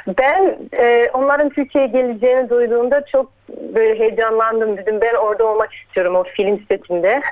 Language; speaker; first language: Turkish; early bilingual, heritage; Turkish